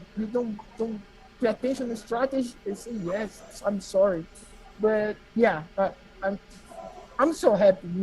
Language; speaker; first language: English; non-native, learner; Portuguese